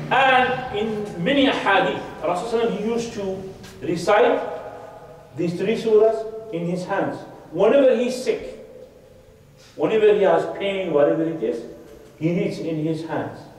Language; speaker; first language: English; non-native, fluent; Arabic